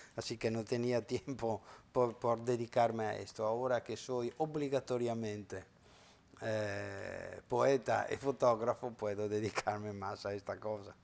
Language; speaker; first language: Spanish; non-native, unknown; Italian